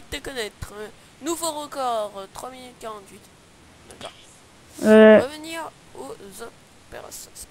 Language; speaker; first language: French; native; French